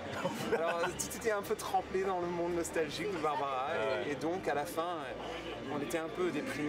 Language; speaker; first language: French; non-native, fluent; English